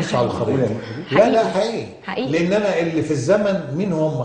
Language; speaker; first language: Arabic; native; Arabic